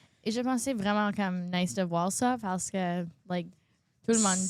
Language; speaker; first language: French; non-native, local second language; English